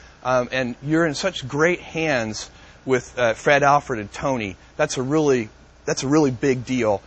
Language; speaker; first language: English; native; English